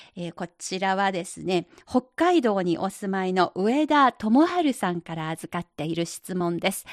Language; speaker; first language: Japanese; non-native, fluent; Chinese